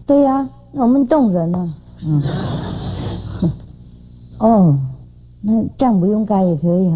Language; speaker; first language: Chinese; non-native, fluent; Vietnamese